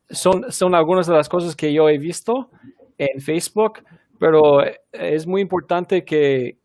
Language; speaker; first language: Spanish; non-native, fluent; English